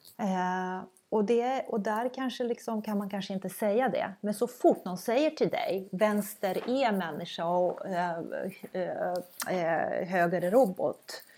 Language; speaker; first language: Swedish; non-native, fluent; Croatian